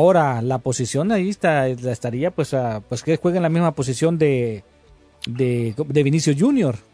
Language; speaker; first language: Spanish; native; Spanish